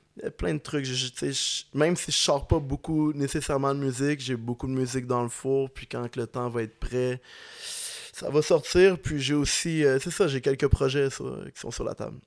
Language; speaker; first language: French; native; French